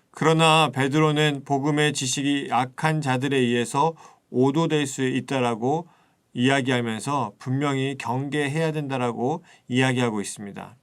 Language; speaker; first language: Korean; native; Korean